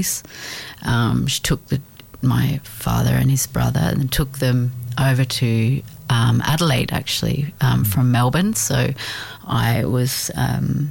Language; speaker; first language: English; native; English